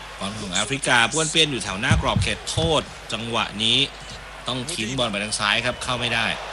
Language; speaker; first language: Thai; native; Thai